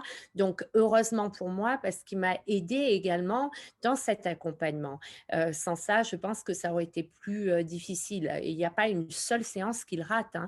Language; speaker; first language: French; native; French